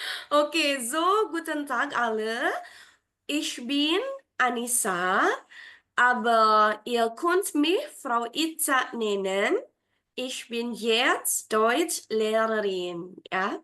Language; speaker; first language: German; non-native, fluent; Indonesian